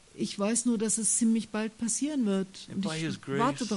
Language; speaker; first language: German; native; German